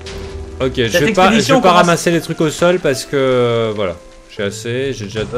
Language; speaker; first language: French; native; French